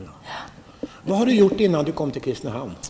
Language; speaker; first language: Swedish; native; Swedish